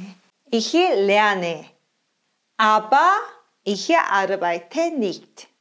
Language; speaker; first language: German; non-native, fluent; Korean